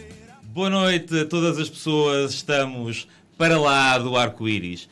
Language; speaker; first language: Portuguese; native; Portuguese